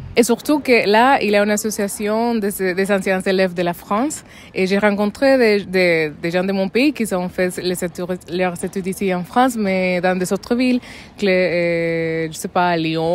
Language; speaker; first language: French; non-native, fluent; Spanish